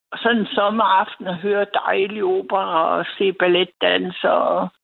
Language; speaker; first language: Danish; native; Danish